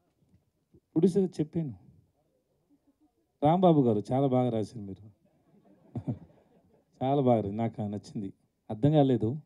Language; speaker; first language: Telugu; non-native, learner; Tamil